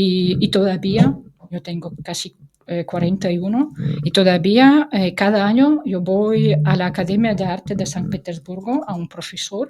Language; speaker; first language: Spanish; non-native, fluent; Russian